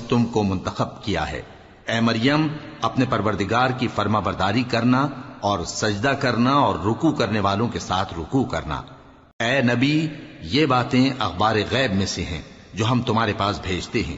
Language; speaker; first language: Urdu; native; Urdu